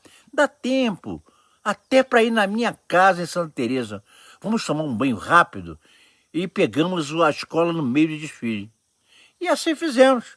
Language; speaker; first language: Portuguese; native; Portuguese